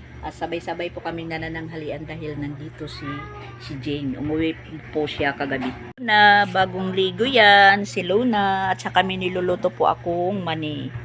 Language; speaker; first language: Filipino; native; Filipino